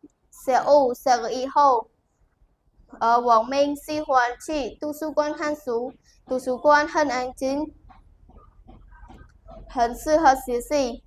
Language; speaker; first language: Chinese; non-native, learner; Khmer